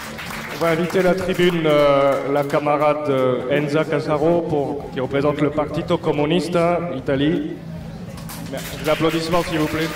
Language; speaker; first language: French; native; French